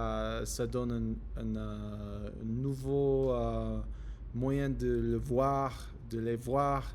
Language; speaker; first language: French; non-native, learner; English